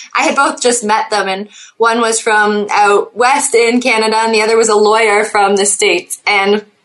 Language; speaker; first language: English; native; English